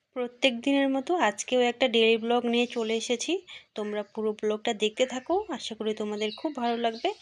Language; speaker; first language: Bangla; non-native, local second language; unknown